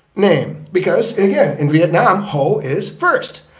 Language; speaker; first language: English; native; English